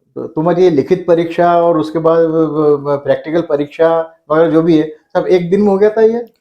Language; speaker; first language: Hindi; native; Hindi